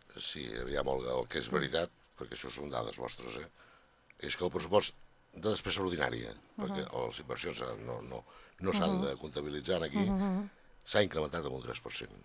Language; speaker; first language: Catalan; native; Catalan